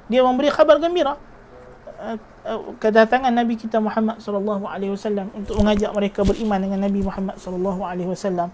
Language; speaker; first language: Malay; native; Malay